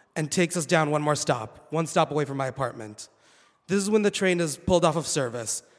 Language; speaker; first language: English; non-native, fluent; Arabic